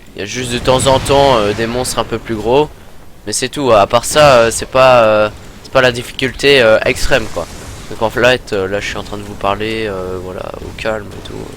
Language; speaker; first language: French; native; French